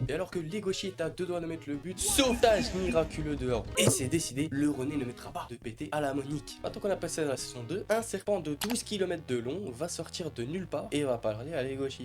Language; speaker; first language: French; native; French